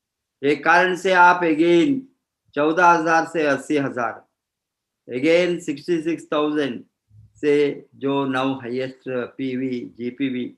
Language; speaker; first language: Hindi; non-native, fluent; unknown